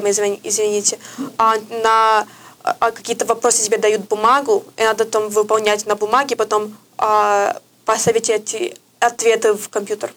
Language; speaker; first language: Russian; early bilingual, heritage; Russian